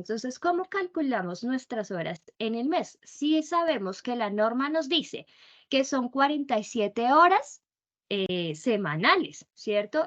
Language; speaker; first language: Spanish; native; Spanish